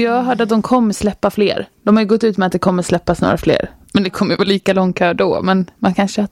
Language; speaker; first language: Swedish; native; Swedish